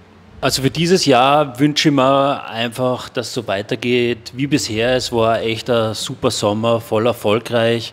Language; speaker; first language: German; native; German